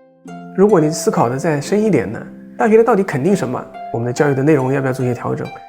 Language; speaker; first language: Chinese; native; Chinese